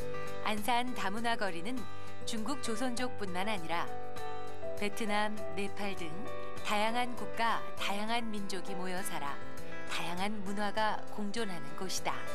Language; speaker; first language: Korean; early bilingual, heritage; Korean